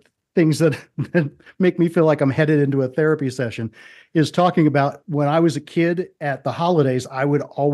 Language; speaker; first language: English; native; English